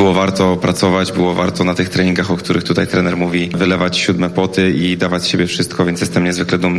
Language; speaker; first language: Polish; native; Polish